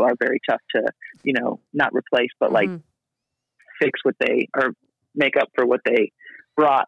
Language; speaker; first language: English; native; English